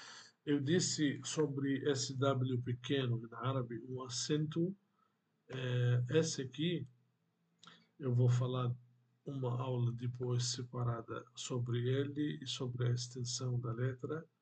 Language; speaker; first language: Portuguese; non-native, fluent; Arabic